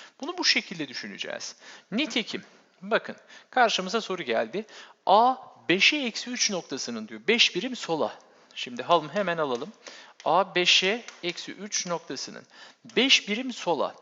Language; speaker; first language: Turkish; native; Turkish